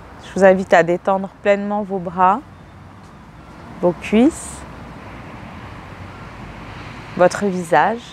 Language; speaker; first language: French; native; French